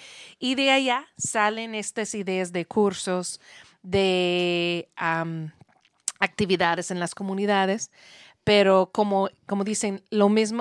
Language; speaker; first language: Spanish; non-native, learner; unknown